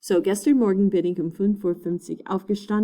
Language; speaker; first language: German; non-native, fluent; English